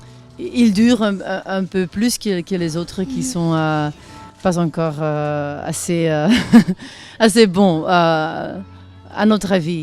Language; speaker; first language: French; non-native, local second language; Dutch